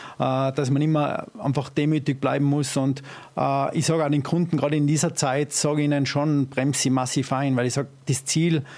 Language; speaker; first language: German; native; German